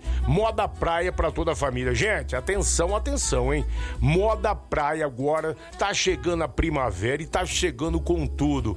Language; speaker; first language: Portuguese; native; Portuguese